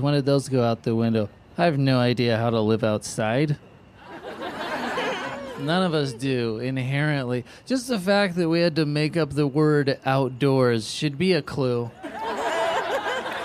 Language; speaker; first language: English; native; English